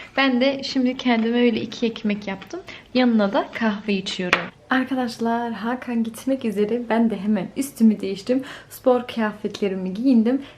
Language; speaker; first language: Turkish; early bilingual, heritage; Turkish